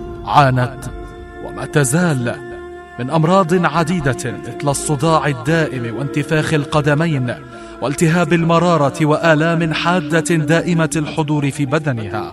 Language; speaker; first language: Arabic; native; Arabic